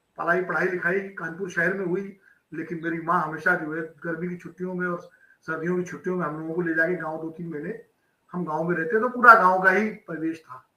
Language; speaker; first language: Hindi; native; Hindi